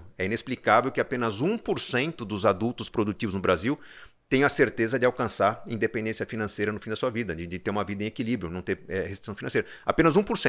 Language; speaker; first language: Portuguese; native; Portuguese